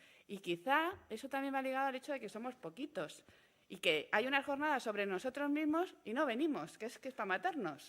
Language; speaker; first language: Spanish; native; Spanish